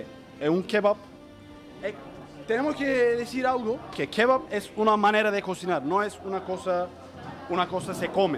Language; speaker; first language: Spanish; non-native, learner; Turkish